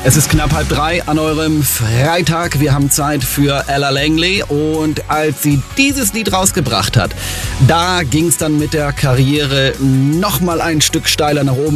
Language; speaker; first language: German; native; German